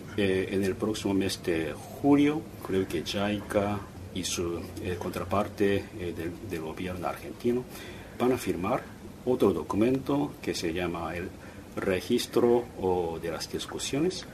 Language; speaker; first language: Spanish; non-native, fluent; Japanese